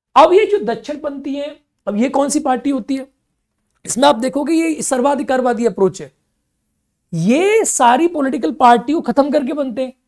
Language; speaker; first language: Hindi; native; Hindi